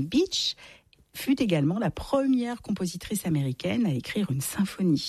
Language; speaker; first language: French; native; French